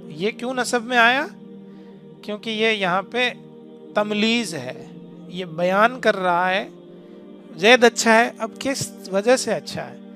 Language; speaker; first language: Urdu; native; Urdu